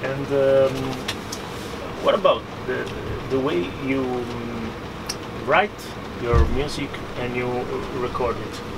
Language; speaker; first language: English; non-native, fluent; Italian